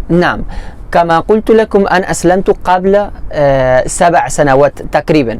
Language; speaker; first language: Arabic; non-native, learner; Spanish